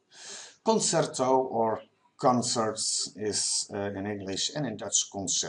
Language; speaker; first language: English; non-native, fluent; Dutch